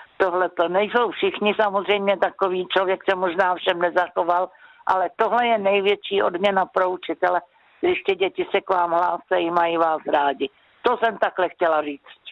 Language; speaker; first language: Czech; native; Czech